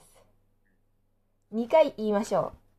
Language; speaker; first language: Japanese; non-native, fluent; Chinese